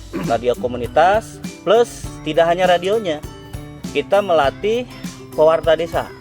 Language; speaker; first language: Indonesian; non-native, local second language; Sundanese